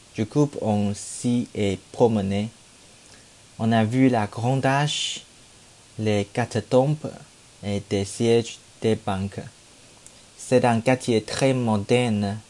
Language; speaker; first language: French; non-native, learner; Chinese